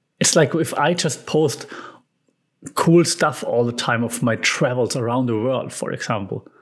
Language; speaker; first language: English; non-native, fluent; German